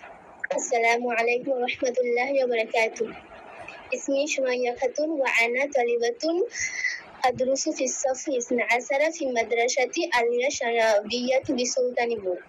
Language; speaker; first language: Arabic; non-native, learner; Bangla